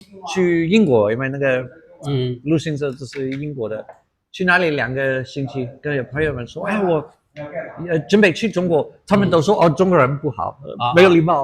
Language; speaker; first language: Chinese; non-native, fluent; English